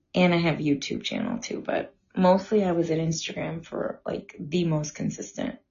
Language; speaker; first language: English; early bilingual, other home language; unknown